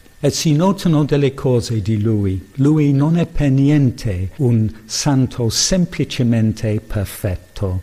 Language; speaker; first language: Italian; non-native, fluent; English